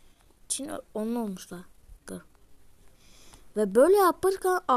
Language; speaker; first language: Turkish; early bilingual, heritage; Turkish